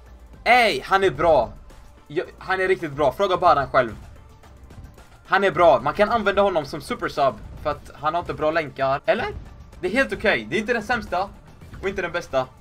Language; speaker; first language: Swedish; native; Swedish